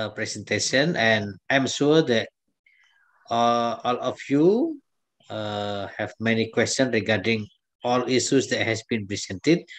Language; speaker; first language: English; non-native, fluent; Indonesian